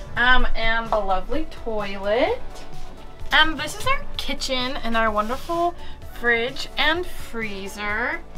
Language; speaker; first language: English; native; English